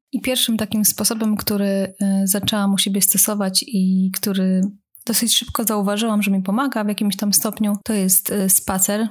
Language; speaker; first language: Polish; native; Polish